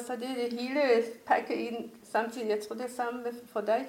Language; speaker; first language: Danish; non-native, fluent; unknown